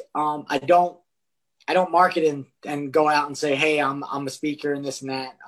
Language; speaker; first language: English; native; English